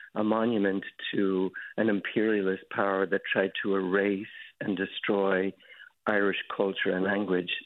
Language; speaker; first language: English; native; English